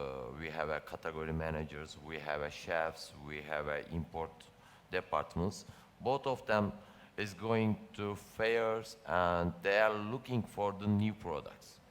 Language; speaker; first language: English; non-native, learner; Turkish